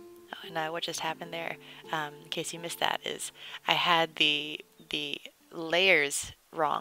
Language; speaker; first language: English; native; English